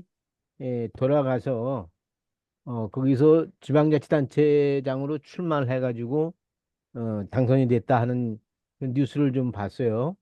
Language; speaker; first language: Korean; native; Korean